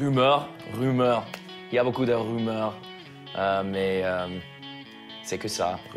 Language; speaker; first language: French; non-native, learner; English